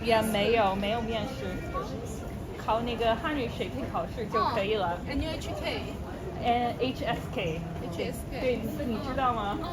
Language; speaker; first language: Chinese; non-native, fluent; English